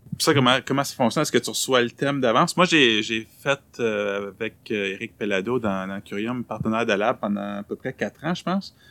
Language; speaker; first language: French; native; French